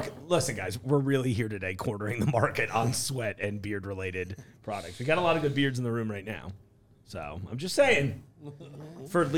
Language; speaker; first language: English; native; English